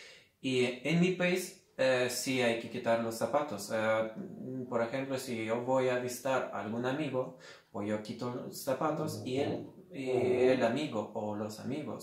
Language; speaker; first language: Spanish; non-native, fluent; Lithuanian